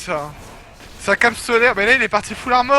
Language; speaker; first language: French; native; French